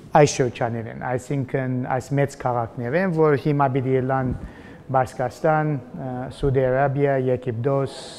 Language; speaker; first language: Armenian; early bilingual, heritage; Armenian